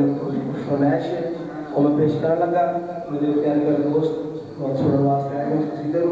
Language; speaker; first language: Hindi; non-native, local second language; Punjabi